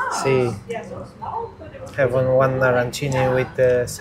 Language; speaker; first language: English; non-native, learner; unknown